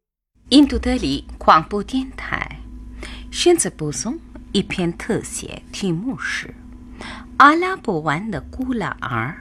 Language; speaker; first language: Chinese; non-native, fluent; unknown